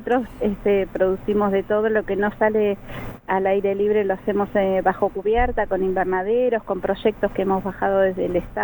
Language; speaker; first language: Spanish; native; Spanish